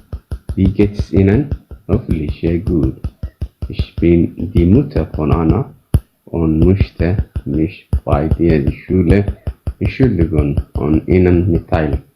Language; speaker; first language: German; non-native, learner; Somali